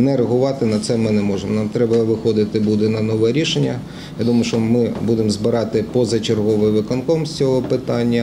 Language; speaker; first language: Ukrainian; native; Ukrainian